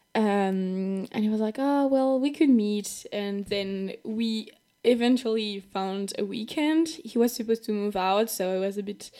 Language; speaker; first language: English; non-native, fluent; French